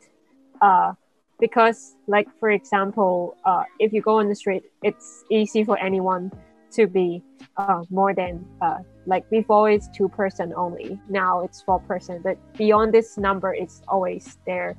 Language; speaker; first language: English; non-native, local second language; Cantonese